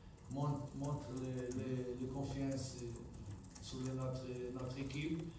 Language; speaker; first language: French; non-native, fluent; Portuguese